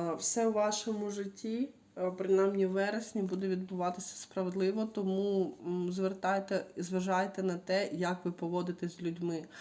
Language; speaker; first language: Ukrainian; non-native, local second language; Russian